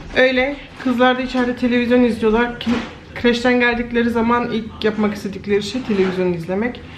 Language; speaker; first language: Turkish; early bilingual, heritage; Turkish